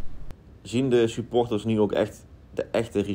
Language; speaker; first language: Dutch; native; Dutch